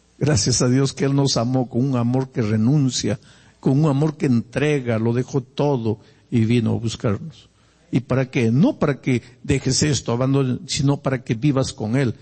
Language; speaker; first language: Spanish; native; Spanish